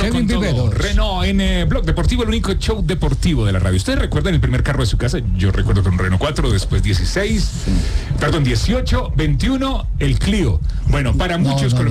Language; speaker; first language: Spanish; native; Spanish